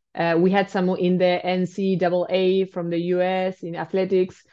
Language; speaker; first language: English; non-native, fluent; Spanish